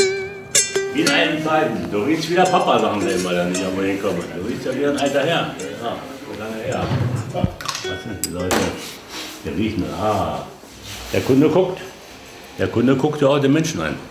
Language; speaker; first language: German; native; German